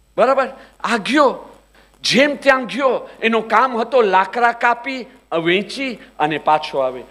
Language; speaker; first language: Gujarati; early bilingual, heritage; Gujarati